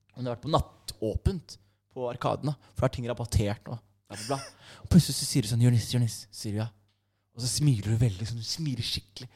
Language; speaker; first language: Norwegian; native; Norwegian